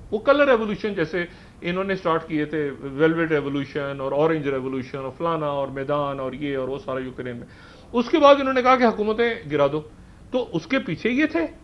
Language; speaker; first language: Urdu; native; Urdu